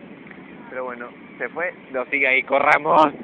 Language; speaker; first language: Spanish; native; Spanish